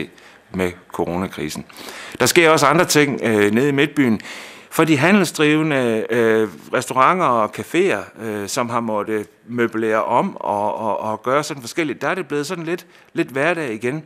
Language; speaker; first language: Danish; native; Danish